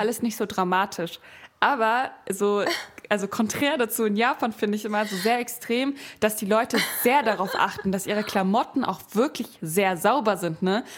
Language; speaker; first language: German; native; German